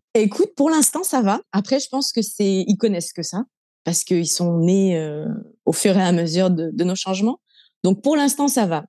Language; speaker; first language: French; native; French